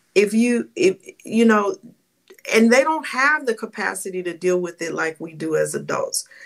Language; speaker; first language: English; native; English